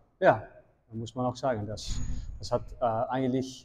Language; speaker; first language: German; non-native, fluent; Icelandic